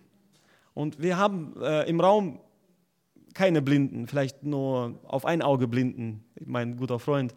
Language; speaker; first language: German; non-native, fluent; Russian